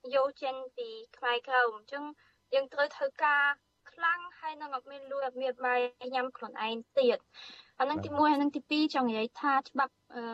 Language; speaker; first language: Khmer; early bilingual, heritage; Khmer